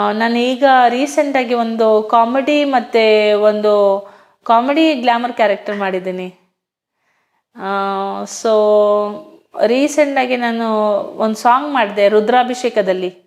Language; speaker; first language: Kannada; non-native, local second language; Hindi